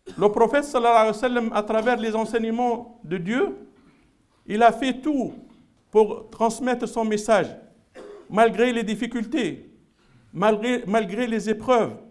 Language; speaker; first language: French; non-native, local second language; Arabic